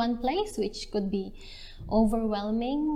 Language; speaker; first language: English; non-native, local second language; Filipino